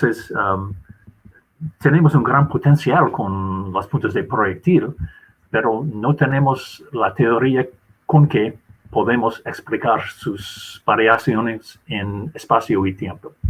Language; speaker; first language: Spanish; non-native, fluent; English